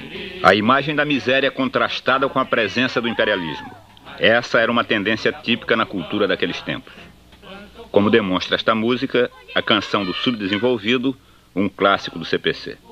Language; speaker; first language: Portuguese; native; Portuguese